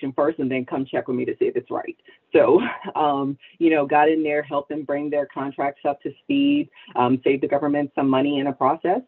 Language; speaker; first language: English; native; English